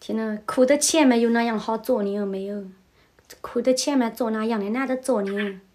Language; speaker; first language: Chinese; non-native, fluent; Vietnamese